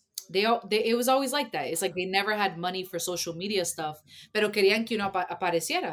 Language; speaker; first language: English; early bilingual, other home language; Spanish